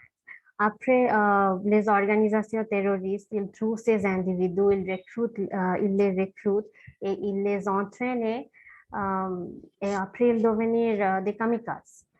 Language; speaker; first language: French; non-native, fluent; Bangla